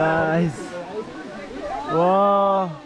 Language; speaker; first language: English; non-native, learner; Japanese